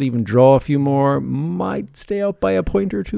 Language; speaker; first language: English; native; English